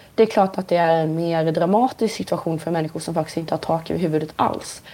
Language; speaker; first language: Swedish; native; Swedish